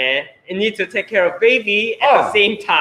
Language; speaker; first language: English; non-native, learner; Korean